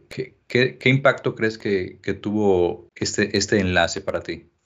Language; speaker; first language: Spanish; native; Spanish